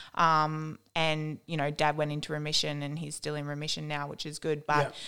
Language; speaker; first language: English; native; English